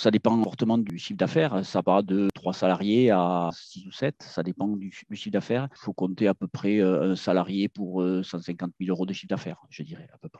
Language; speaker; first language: French; native; French